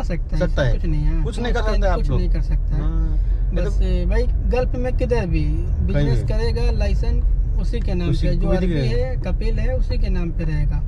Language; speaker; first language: Hindi; native; Hindi